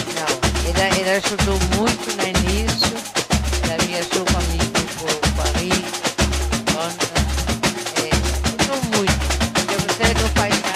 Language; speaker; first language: Portuguese; non-native, fluent; Danish